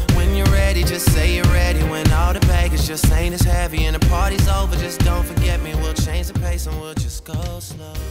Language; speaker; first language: English; early bilingual, other home language; Hindi